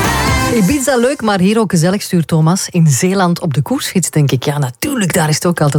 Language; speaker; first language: Dutch; native; Dutch